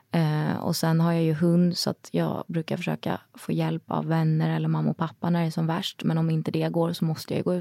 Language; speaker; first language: Swedish; native; Swedish